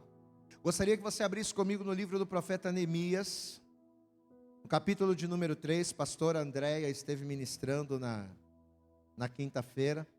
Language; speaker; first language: Portuguese; native; Portuguese